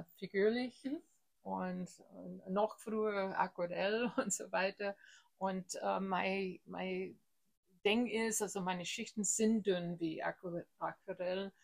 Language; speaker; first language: German; non-native, fluent; English